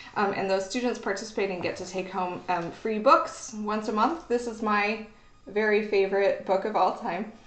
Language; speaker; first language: English; native; English